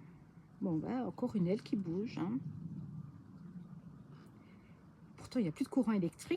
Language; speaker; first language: French; native; French